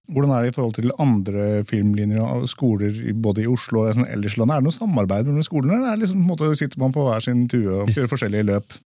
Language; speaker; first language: Norwegian; native; Norwegian